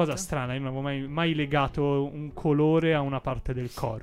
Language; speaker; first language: Italian; native; Italian